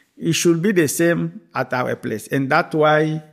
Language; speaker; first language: English; non-native, fluent; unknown